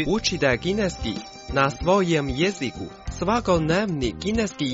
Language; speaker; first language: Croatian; non-native, fluent; Chinese